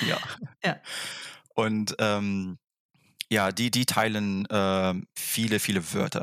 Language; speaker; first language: German; non-native, fluent; Arabic